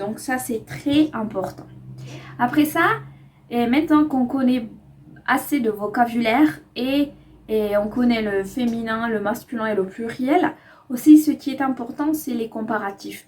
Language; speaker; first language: French; non-native, fluent; Spanish